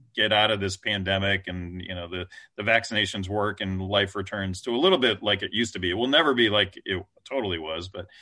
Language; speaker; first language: English; native; English